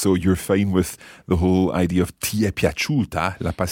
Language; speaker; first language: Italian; non-native, fluent; English